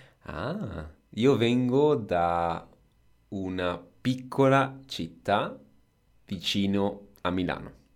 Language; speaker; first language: Italian; native; Italian